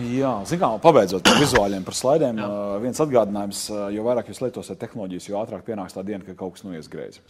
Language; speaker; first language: Latvian; native; Latvian